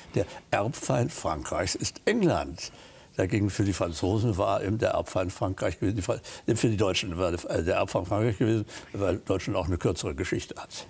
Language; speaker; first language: German; native; German